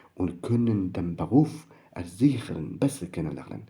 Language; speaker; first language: German; non-native, learner; Turkish